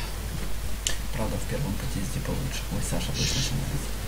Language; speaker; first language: Russian; native; Russian